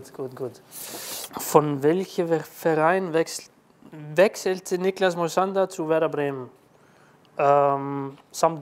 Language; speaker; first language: German; non-native, fluent; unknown